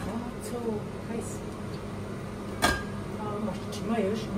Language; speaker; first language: German; non-native, fluent; Tibetan